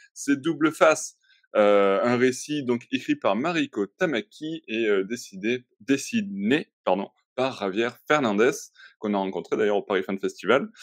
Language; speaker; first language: French; native; French